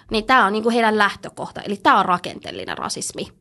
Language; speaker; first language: Finnish; early bilingual, other home language; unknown